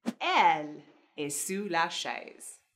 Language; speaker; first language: French; non-native, fluent; English